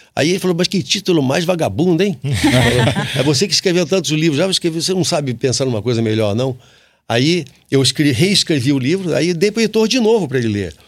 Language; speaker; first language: Portuguese; native; Portuguese